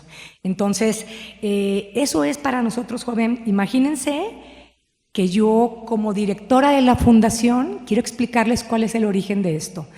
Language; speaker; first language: Spanish; native; Spanish